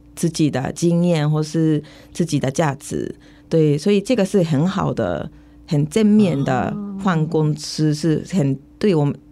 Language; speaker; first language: Chinese; non-native, fluent; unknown